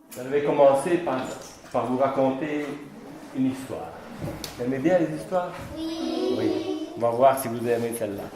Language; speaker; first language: French; non-native, local second language; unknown